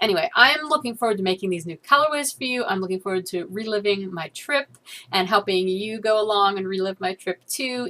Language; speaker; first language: English; native; English